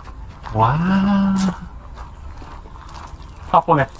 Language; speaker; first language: Spanish; non-native, learner; Japanese